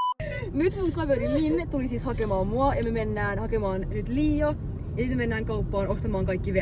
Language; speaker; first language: Finnish; native; Finnish